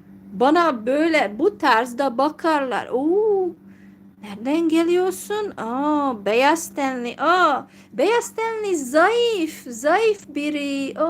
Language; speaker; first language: Turkish; non-native, fluent; Hungarian